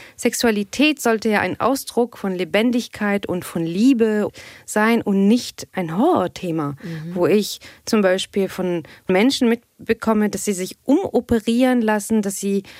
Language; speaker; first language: German; non-native, fluent; Arabic